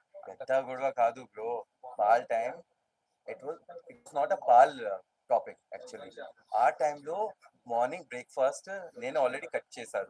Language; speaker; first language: Telugu; non-native, learner; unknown